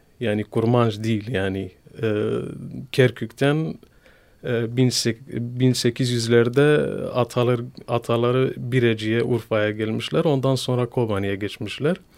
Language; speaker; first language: Turkish; non-native, fluent; Kurdish